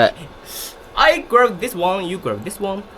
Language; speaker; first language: English; non-native, learner; Japanese